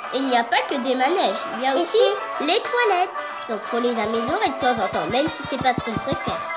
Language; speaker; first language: French; native; French